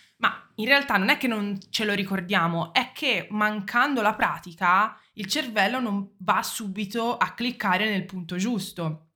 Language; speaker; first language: Italian; native; Italian